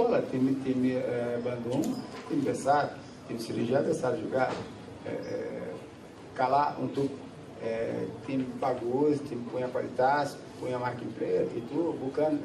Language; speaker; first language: Indonesian; non-native, learner; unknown